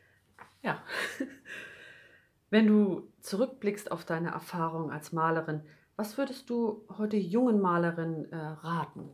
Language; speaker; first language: German; native; German